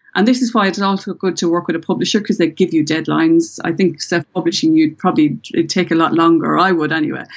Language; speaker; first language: English; native; English